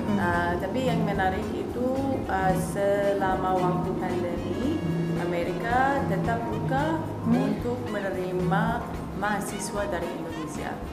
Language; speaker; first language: Indonesian; non-native, fluent; English